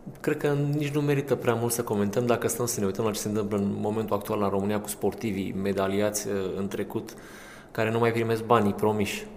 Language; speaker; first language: Romanian; native; Romanian